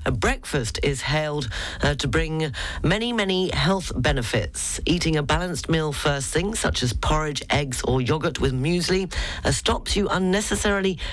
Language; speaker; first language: English; native; English